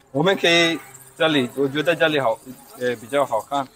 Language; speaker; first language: Chinese; non-native, learner; Rundi